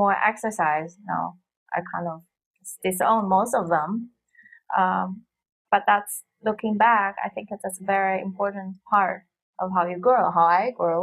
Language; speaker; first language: English; non-native, fluent; Chinese